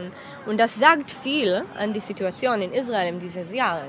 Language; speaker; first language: German; non-native, learner; Hebrew